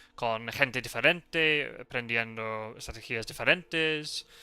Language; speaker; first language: Spanish; non-native, learner; English